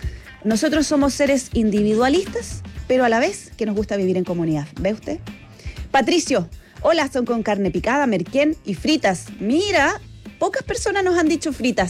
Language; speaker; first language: Spanish; native; Spanish